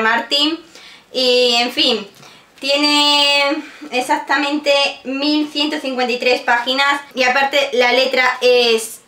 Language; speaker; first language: Spanish; native; Spanish